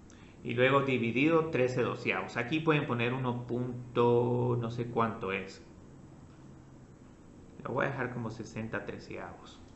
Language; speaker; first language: Spanish; native; Spanish